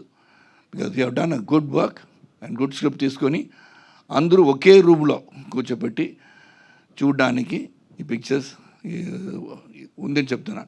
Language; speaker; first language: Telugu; non-native, fluent; Tamil